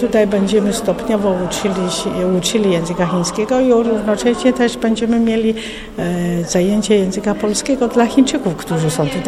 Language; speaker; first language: Polish; non-native, fluent; Chinese